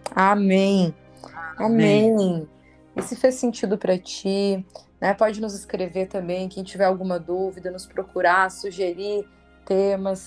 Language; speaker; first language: Portuguese; native; Portuguese